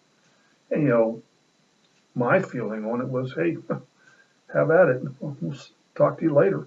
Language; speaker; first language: English; native; English